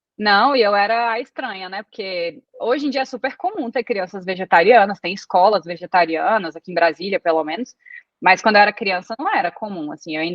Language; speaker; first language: Portuguese; early bilingual, other home language; Italian